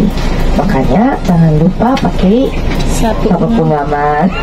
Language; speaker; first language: Indonesian; non-native, fluent; Korean